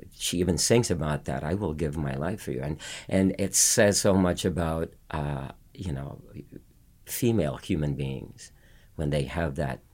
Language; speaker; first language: English; non-native, local second language; Filipino